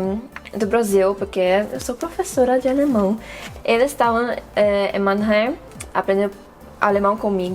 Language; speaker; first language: Portuguese; non-native, fluent; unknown